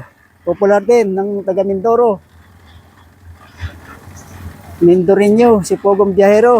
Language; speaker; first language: Filipino; native; Filipino